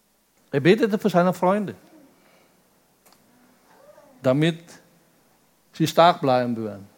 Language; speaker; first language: German; non-native, fluent; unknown